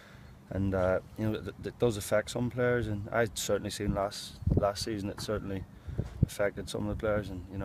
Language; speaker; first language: English; native; English